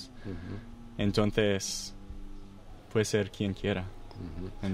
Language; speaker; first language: Spanish; non-native, fluent; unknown